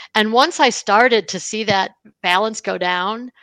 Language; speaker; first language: English; native; English